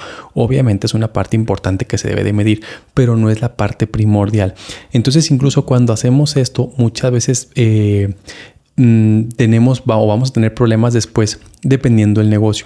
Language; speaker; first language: Spanish; native; Spanish